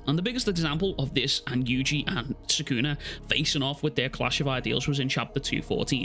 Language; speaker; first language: English; native; English